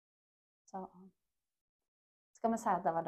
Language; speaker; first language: Norwegian; native; Norwegian